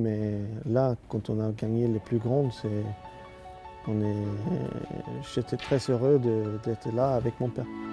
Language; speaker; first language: French; non-native, learner; Swedish